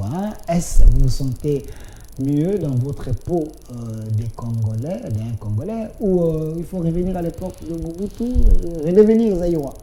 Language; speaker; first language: French; non-native, local second language; Lingala